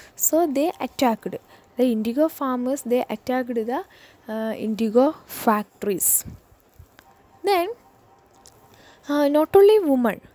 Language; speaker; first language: English; non-native, local second language; Malayalam